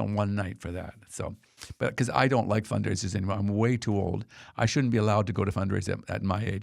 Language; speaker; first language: English; native; English